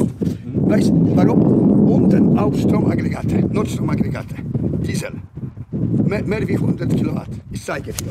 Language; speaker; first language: German; non-native, learner; Polish